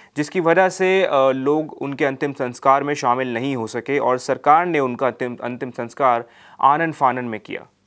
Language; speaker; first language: Hindi; native; Hindi